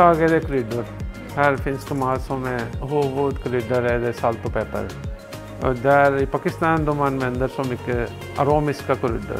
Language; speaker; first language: Swedish; non-native, learner; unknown